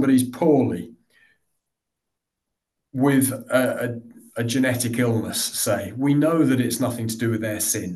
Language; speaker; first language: English; native; English